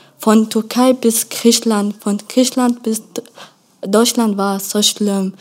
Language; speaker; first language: German; non-native, learner; Kurdish